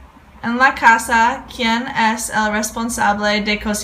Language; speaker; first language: Spanish; non-native, learner; English